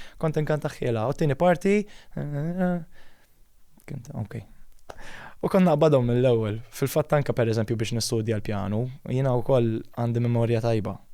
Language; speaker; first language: Maltese; native; Maltese